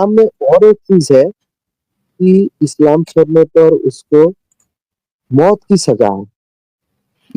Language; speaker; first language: Hindi; non-native, local second language; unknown